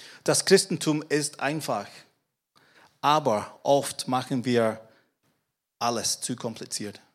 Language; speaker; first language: German; non-native, fluent; English